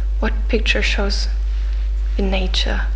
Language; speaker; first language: English; non-native, fluent; German